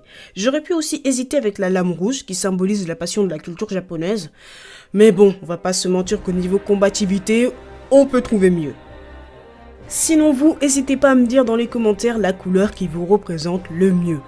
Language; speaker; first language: French; native; French